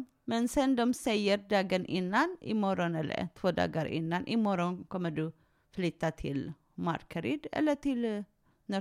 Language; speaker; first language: Swedish; non-native, fluent; Tigrinya